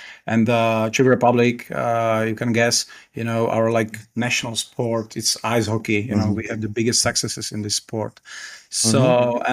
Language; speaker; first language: English; non-native, fluent; Czech